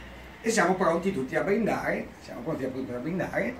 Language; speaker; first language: Italian; native; Italian